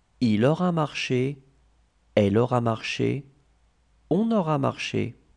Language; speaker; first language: French; native; French